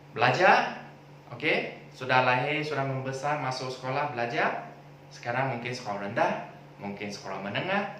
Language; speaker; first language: Malay; non-native, local second language; Chinese